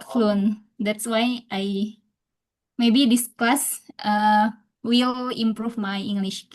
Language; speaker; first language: English; non-native, local second language; Indonesian